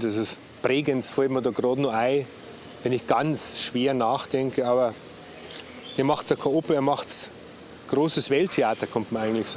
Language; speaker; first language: German; native; German